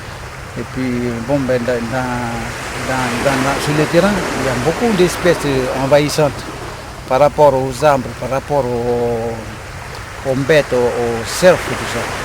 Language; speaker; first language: French; non-native, local second language; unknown